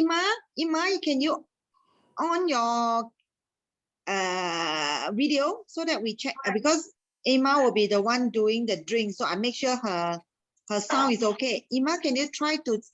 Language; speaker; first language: English; non-native, local second language; Malay